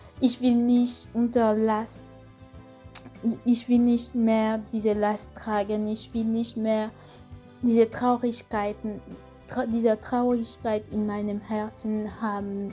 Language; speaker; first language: German; non-native, fluent; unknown